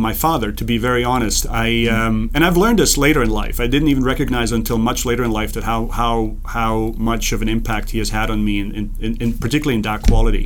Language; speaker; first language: English; non-native, fluent; Serbian